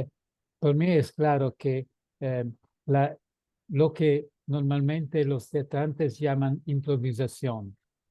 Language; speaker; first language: Spanish; non-native, fluent; Italian